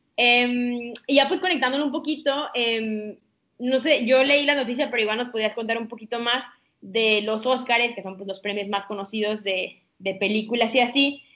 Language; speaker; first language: Spanish; native; Spanish